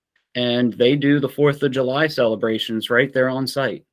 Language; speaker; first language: English; native; English